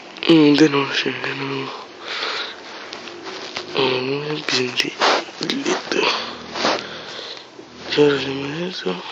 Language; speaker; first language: Spanish; native; Spanish